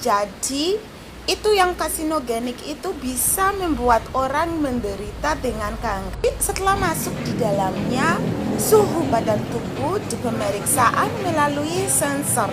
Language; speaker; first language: Indonesian; non-native, learner; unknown